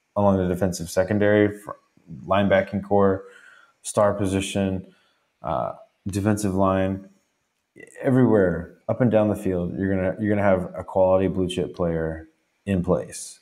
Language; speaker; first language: English; native; English